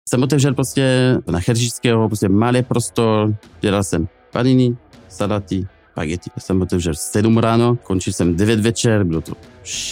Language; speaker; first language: Czech; non-native, fluent; French